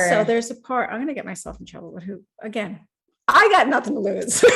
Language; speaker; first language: English; native; English